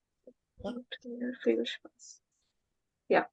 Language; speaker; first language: German; non-native, learner; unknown